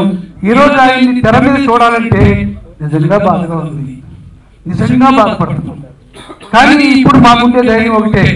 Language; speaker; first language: Telugu; native; Telugu